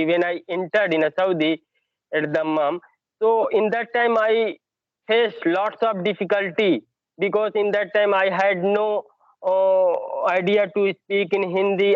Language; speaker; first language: English; non-native, learner; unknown